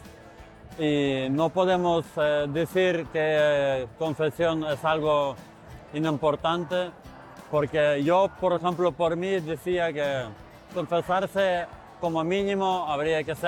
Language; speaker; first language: Spanish; non-native, fluent; Ukrainian